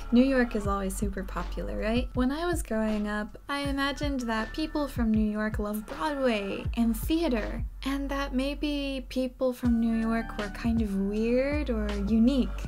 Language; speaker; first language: English; native; English